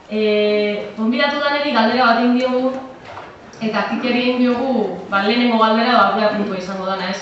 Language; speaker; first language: Basque; native; Basque